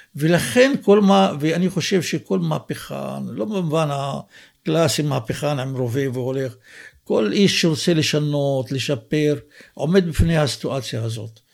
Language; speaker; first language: Hebrew; non-native, local second language; Arabic